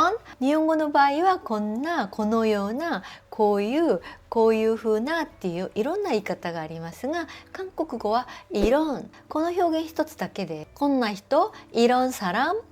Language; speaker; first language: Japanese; non-native, fluent; Korean